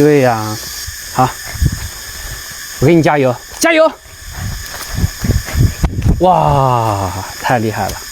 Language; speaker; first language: Chinese; native; Chinese